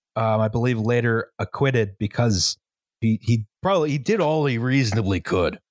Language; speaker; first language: English; native; English